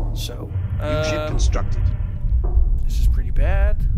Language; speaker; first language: English; non-native, fluent; Dutch